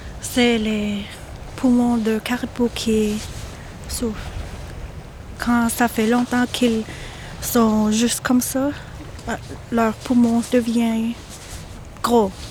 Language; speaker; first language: French; non-native, local second language; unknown